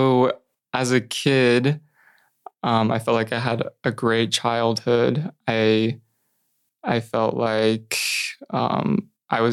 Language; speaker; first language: English; native; English